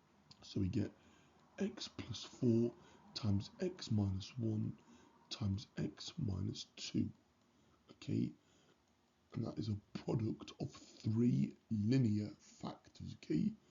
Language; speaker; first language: English; native; English